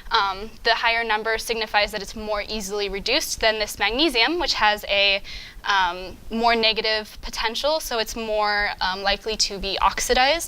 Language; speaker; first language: English; native; English